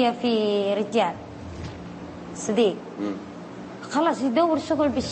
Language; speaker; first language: Arabic; non-native, learner; Indonesian